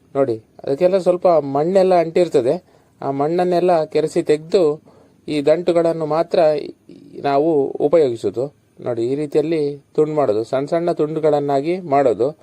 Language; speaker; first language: Kannada; non-native, local second language; Konkani